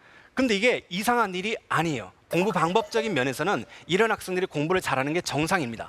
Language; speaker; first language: Korean; native; Korean